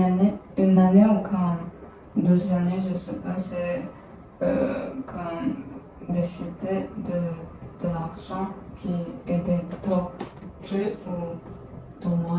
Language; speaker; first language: French; non-native, learner; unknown